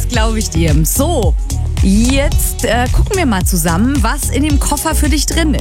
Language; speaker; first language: German; native; German